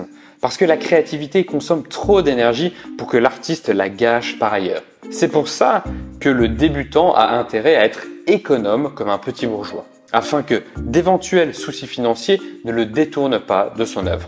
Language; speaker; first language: French; native; French